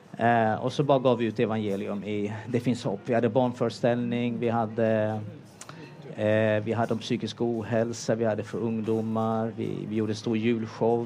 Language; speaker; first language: Swedish; native; Swedish